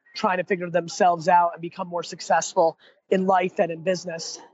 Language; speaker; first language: English; native; English